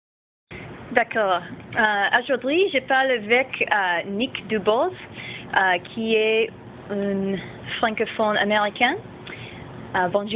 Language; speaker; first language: French; non-native, learner; English